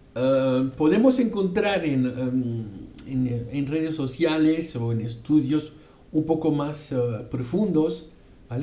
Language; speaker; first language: Spanish; non-native, fluent; French